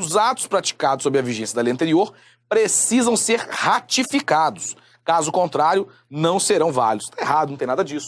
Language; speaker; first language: Portuguese; native; Portuguese